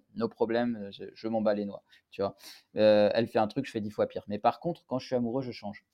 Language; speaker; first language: French; native; French